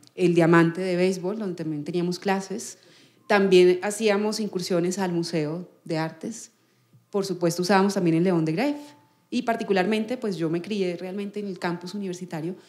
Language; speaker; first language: Spanish; native; Spanish